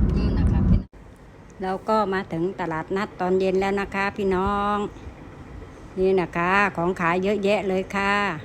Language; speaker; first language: Thai; native; Thai